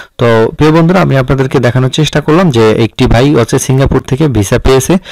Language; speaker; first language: Bangla; native; Bangla